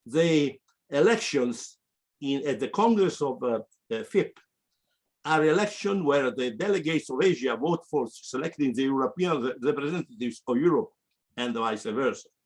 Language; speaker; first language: English; non-native, fluent; Italian